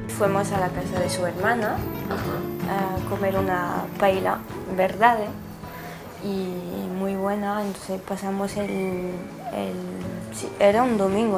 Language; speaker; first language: Spanish; non-native, learner; French